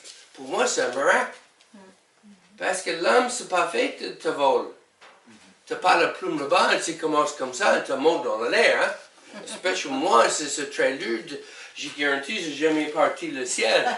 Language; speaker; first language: French; non-native, learner; English